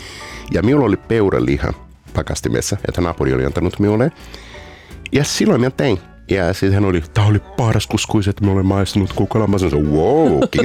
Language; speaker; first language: Finnish; non-native, learner; Portuguese